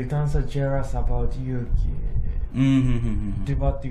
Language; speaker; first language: English; non-native, learner; Japanese